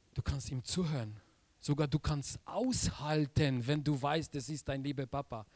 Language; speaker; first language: German; non-native, fluent; Polish